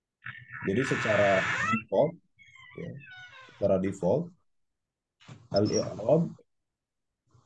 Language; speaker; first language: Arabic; non-native, fluent; Indonesian